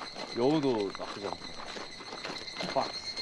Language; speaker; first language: Korean; early bilingual, heritage; Korean